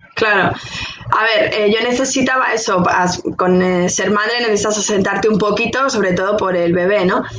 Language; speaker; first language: Spanish; native; Spanish